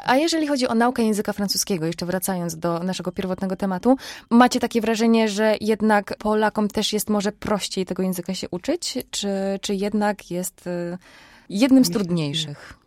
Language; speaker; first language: Polish; native; Polish